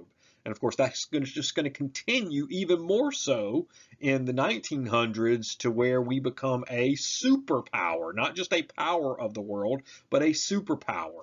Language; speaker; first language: English; native; English